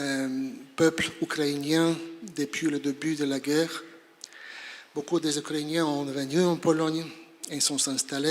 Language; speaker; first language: French; non-native, fluent; Polish